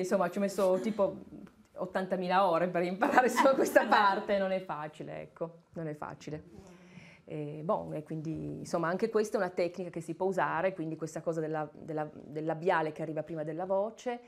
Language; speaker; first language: Italian; native; Italian